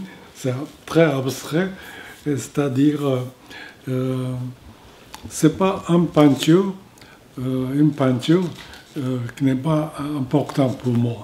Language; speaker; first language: French; non-native, fluent; Japanese